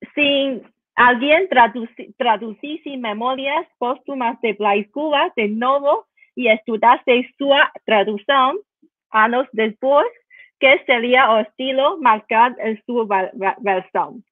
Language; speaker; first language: Portuguese; non-native, learner; Chinese